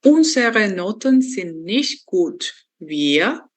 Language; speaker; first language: German; non-native, learner; Spanish